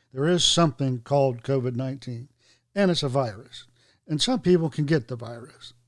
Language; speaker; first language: English; native; English